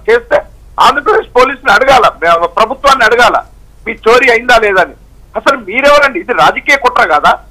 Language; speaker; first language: Telugu; native; Telugu